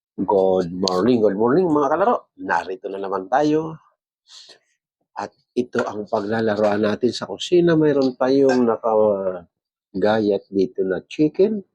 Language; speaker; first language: Filipino; non-native, local second language; Bikol